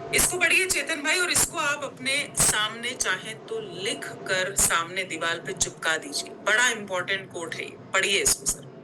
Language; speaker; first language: Hindi; non-native, local second language; Gujarati